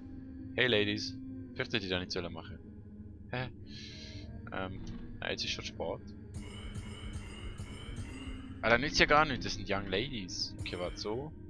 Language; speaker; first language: German; native; German